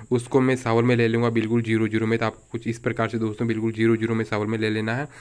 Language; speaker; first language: Hindi; native; Hindi